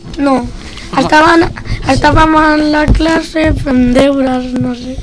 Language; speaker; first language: Catalan; non-native, learner; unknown